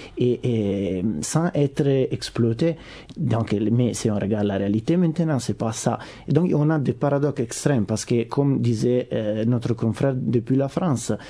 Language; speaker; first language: French; non-native, fluent; Italian